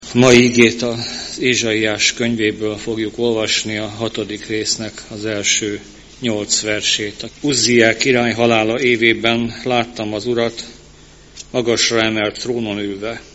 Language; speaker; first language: Hungarian; native; Hungarian